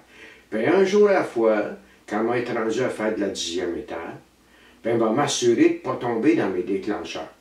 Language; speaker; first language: French; native; French